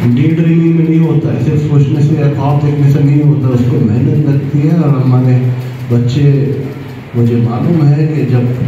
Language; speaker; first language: Hindi; non-native, local second language; Urdu